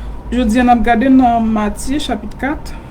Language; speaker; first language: French; non-native, local second language; Haitian Creole